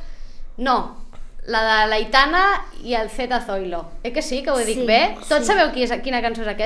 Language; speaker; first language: Catalan; native; Catalan